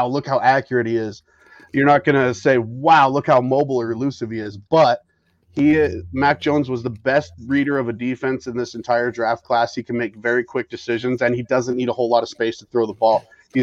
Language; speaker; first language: English; native; English